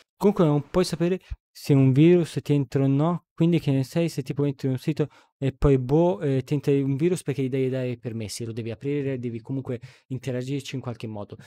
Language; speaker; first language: Italian; native; Italian